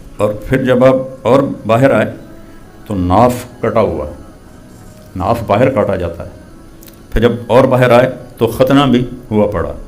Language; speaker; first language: Urdu; non-native, local second language; Punjabi